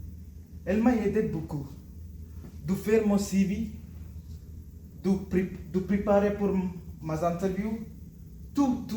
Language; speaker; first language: French; non-native, learner; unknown